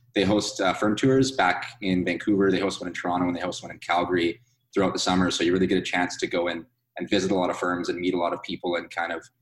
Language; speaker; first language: English; native; English